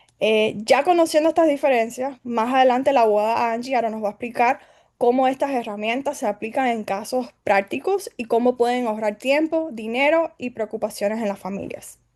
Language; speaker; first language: Spanish; early bilingual, heritage; Spanish